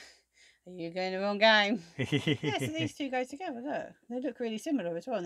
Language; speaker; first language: English; native; English